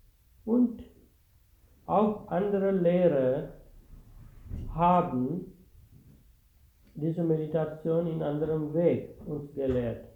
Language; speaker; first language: German; non-native, fluent; Sinhala